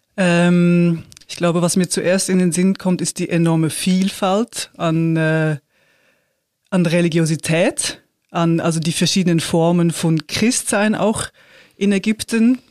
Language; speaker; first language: German; native; German